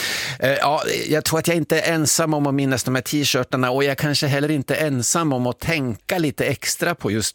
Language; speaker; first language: Swedish; native; Swedish